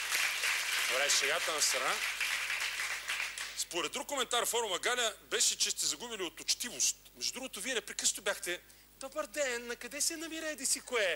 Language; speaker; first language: Bulgarian; native; Bulgarian